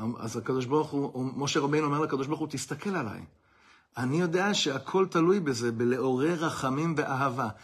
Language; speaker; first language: Hebrew; non-native, fluent; English